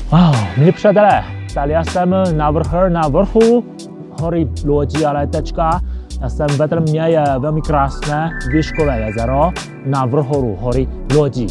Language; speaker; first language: Czech; non-native, learner; Chinese